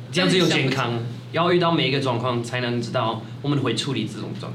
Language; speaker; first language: Chinese; non-native, fluent; French